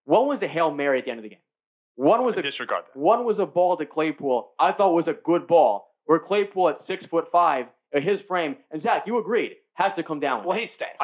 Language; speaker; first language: English; native; English